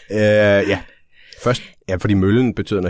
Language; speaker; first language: Danish; native; Danish